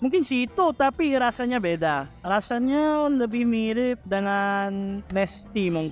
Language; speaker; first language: Indonesian; non-native, fluent; Filipino